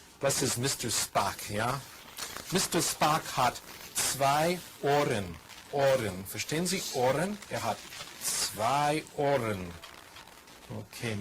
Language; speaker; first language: German; non-native, fluent; English